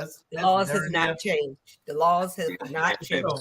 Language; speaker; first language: English; native; English